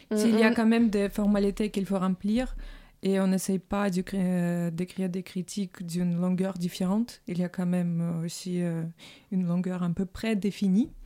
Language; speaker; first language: French; non-native, fluent; Russian